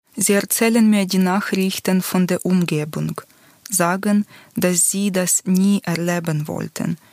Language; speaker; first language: German; non-native, fluent; Ukrainian